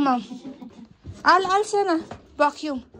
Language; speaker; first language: Turkish; non-native, learner; Filipino